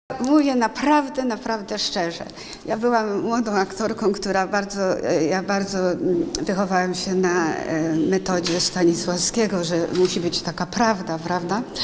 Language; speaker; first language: Polish; early bilingual, heritage; Polish